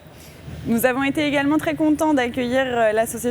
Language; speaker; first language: French; native; French